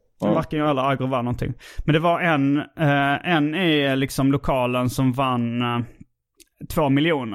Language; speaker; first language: Swedish; native; Swedish